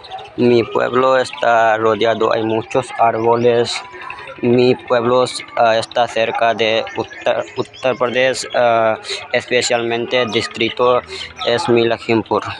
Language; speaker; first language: Spanish; non-native, learner; Hindi